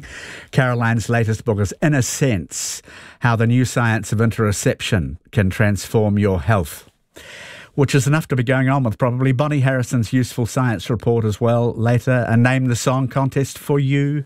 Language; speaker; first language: English; native; English